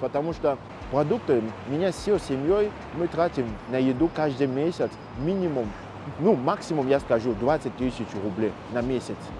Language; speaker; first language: Russian; non-native, fluent; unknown